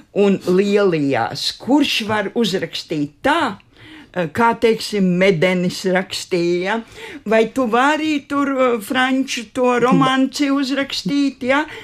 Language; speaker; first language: Latvian; native; Latvian